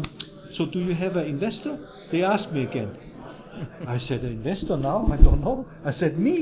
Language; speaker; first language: English; non-native, fluent; German